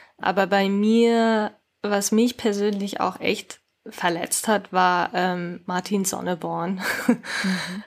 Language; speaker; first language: German; early bilingual, other home language; Japanese